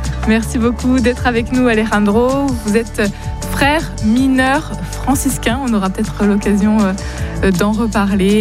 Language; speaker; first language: French; native; French